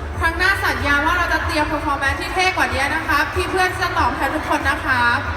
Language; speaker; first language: Thai; native; Thai